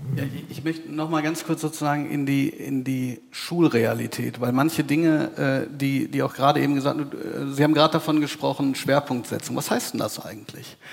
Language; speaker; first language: German; native; German